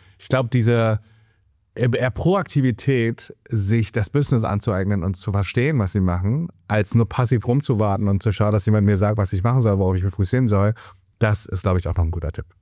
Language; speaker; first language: German; early bilingual, other home language; Chinese